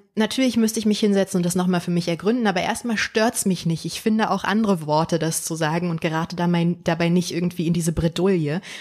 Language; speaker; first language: German; early bilingual, other home language; Polish